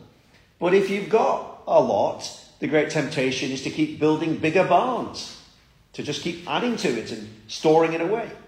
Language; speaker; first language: English; native; English